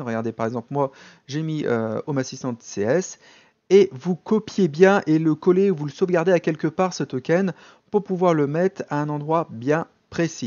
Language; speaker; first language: French; native; French